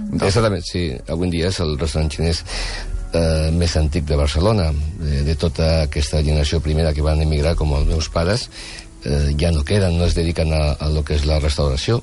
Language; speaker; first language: Catalan; early bilingual, other home language; Chinese